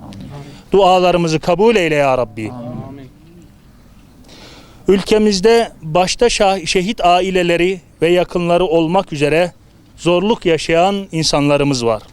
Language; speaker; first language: Turkish; native; Turkish